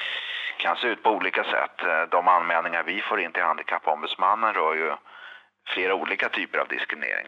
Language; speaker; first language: Swedish; native; Swedish